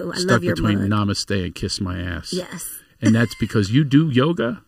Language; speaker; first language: English; native; English